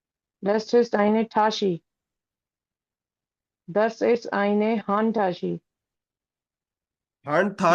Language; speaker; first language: German; non-native, learner; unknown